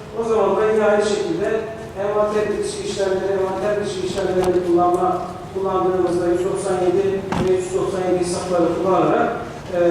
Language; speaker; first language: Turkish; native; Turkish